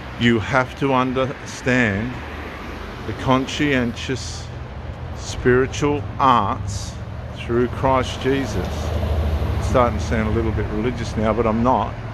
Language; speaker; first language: English; native; English